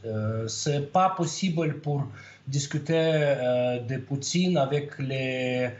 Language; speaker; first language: French; non-native, learner; Russian